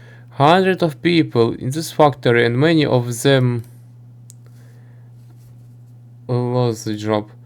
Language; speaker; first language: English; non-native, learner; Ukrainian